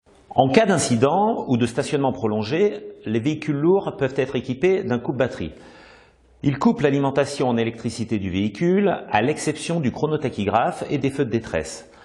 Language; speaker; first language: French; native; French